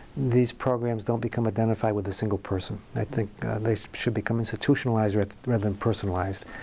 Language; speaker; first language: English; native; English